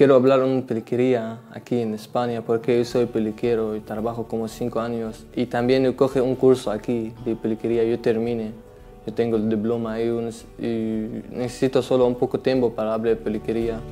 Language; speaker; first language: Spanish; non-native, learner; Arabic